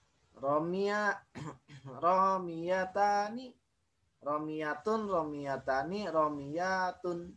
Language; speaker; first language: Arabic; non-native, fluent; Indonesian